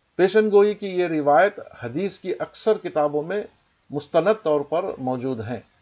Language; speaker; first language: Urdu; native; Urdu